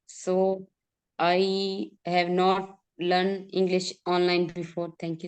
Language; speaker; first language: English; non-native, learner; Urdu